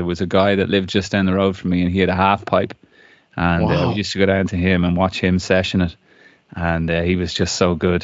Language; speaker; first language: English; native; English